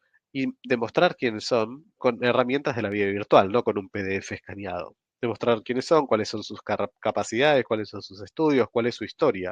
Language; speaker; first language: Spanish; native; Spanish